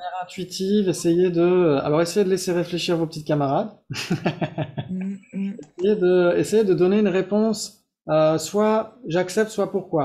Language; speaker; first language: French; native; French